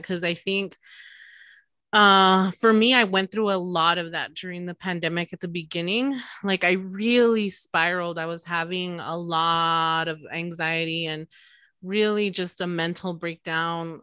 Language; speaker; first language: English; early bilingual, other home language; Spanish